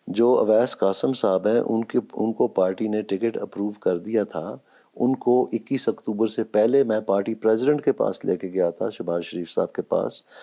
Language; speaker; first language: Urdu; non-native, local second language; Punjabi